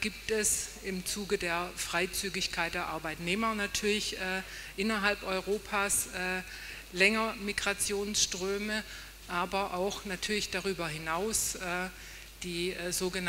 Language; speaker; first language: German; native; German